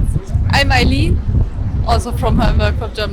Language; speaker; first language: English; non-native, fluent; German